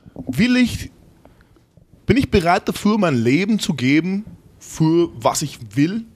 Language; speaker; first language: German; native; German